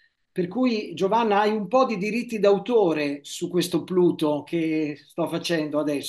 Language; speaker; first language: Italian; native; Italian